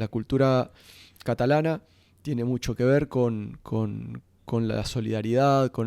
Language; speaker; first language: Spanish; native; Spanish